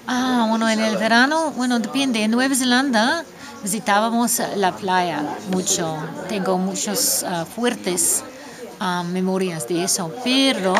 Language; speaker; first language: Spanish; non-native, fluent; English